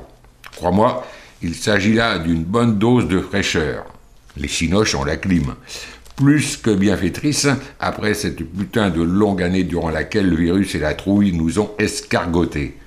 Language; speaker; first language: French; native; French